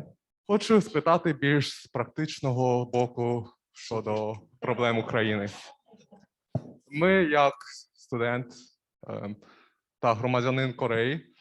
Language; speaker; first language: Ukrainian; non-native, fluent; Korean